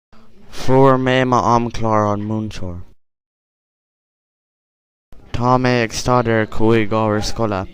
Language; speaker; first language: Irish; non-native, local second language; English